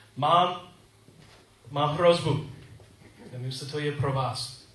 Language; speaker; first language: Czech; non-native, learner; English